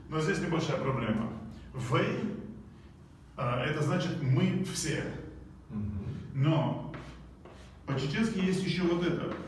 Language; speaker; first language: Russian; non-native, local second language; Chechen